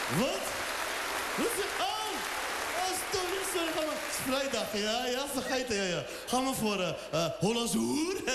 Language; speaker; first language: Dutch; early bilingual, other home language; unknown